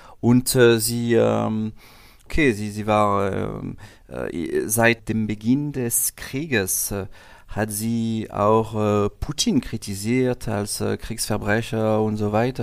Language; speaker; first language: German; non-native, learner; French